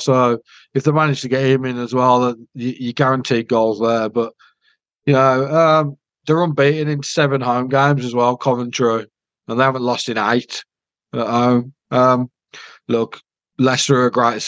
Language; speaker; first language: English; native; English